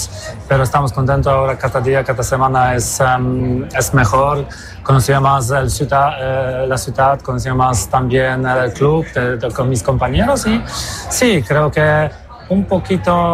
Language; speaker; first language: Spanish; non-native, fluent; Polish